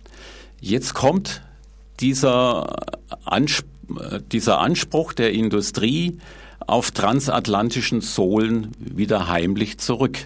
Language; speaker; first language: German; native; German